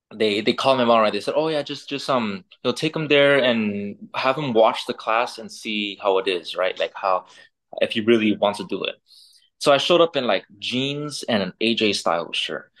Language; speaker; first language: English; native; English